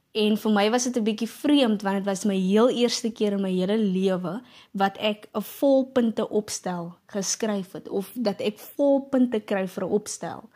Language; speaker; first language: Afrikaans; native; Afrikaans